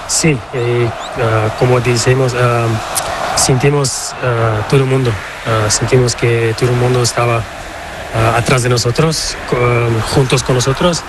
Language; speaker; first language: Spanish; non-native, learner; Portuguese